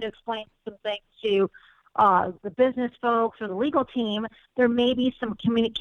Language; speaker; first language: English; native; English